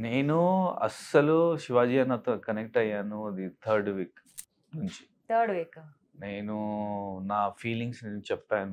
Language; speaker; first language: Telugu; non-native, local second language; Hindi